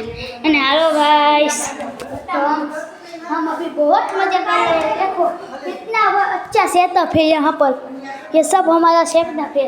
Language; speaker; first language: Hindi; non-native, local second language; Gujarati